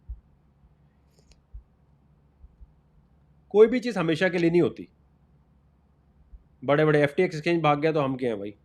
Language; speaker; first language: Urdu; native; Urdu